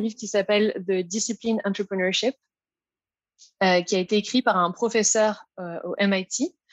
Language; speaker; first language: French; native; French